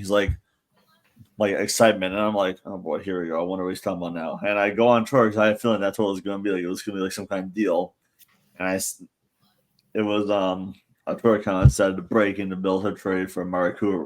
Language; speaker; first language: English; native; English